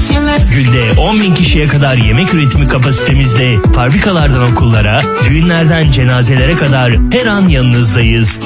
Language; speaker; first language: Turkish; native; Turkish